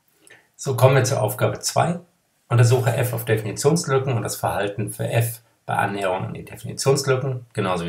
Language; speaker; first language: German; native; German